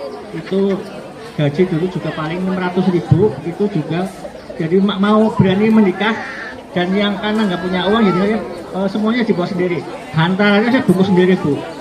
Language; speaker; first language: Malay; non-native, local second language; Javanese